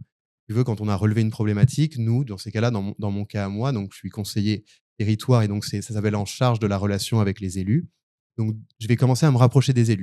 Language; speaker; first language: French; native; French